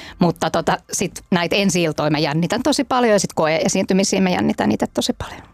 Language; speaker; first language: Finnish; native; Finnish